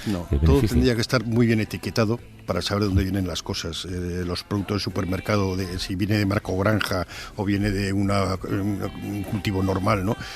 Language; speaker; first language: Spanish; native; Spanish